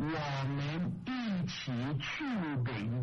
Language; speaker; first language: Chinese; non-native, learner; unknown